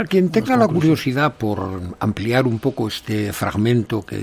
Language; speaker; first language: Spanish; native; Spanish